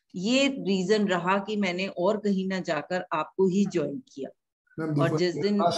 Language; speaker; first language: Hindi; native; Hindi